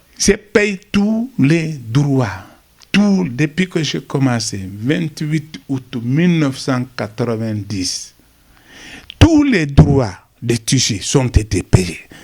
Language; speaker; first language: French; non-native, local second language; Wolof